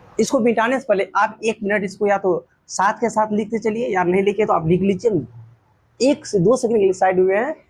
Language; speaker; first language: Hindi; native; Hindi